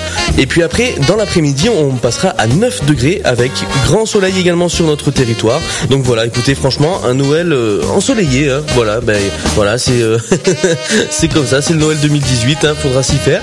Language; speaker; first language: French; native; French